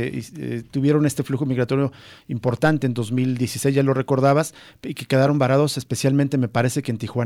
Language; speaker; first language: Spanish; native; Spanish